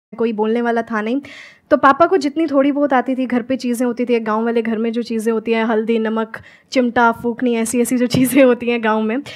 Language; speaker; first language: Hindi; native; Hindi